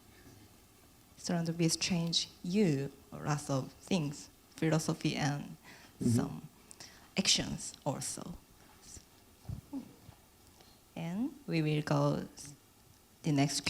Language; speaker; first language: English; non-native, learner; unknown